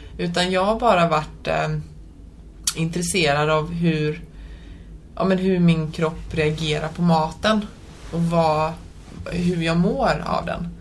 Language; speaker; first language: Swedish; early bilingual, other home language; Polish